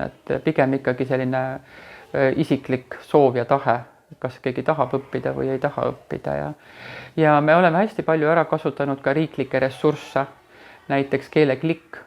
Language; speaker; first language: Estonian; non-native, local second language; Russian